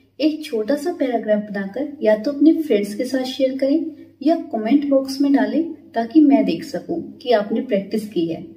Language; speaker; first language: Hindi; native; Hindi